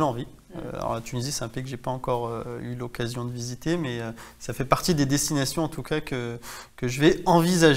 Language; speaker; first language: French; native; French